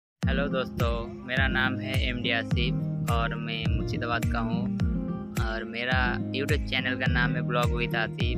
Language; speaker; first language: Hindi; non-native, local second language; Bangla